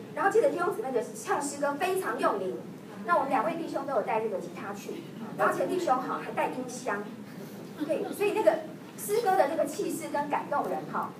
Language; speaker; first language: Chinese; native; Chinese